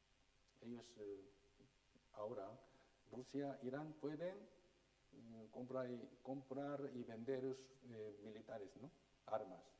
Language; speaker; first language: Spanish; non-native, fluent; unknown